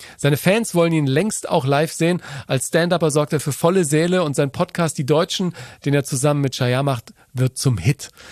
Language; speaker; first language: German; native; German